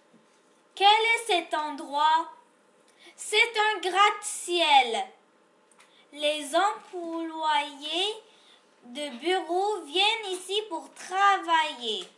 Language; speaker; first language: French; non-native, local second language; English